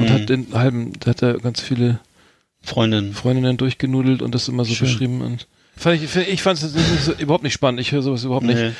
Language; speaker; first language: German; native; German